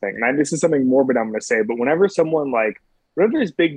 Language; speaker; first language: English; native; English